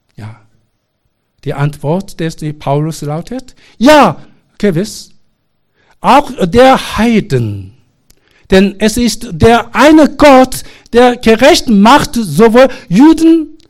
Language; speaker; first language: German; non-native, learner; Korean